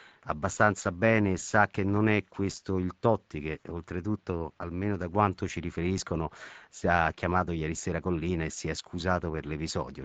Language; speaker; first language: Italian; native; Italian